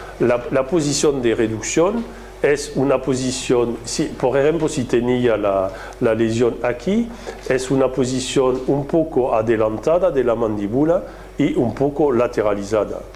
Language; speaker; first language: Spanish; non-native, fluent; French